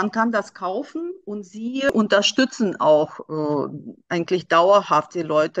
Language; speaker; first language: German; non-native, fluent; Russian